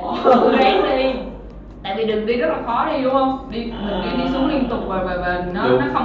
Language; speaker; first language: Vietnamese; native; Vietnamese